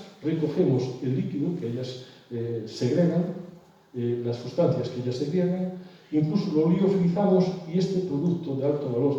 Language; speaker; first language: Spanish; native; Spanish